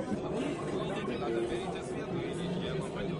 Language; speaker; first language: Russian; native; Russian